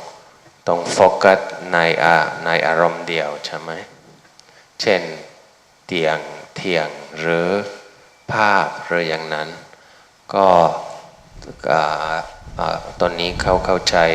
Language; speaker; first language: Thai; non-native, fluent; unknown